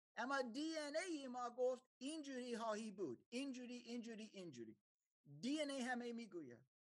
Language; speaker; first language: Persian; non-native, fluent; German